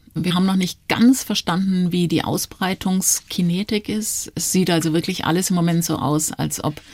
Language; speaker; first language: German; native; German